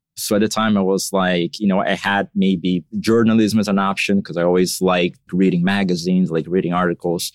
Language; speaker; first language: English; non-native, fluent; Portuguese